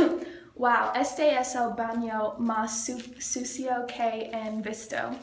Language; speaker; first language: Spanish; non-native, learner; English